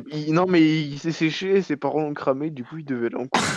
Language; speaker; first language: French; native; French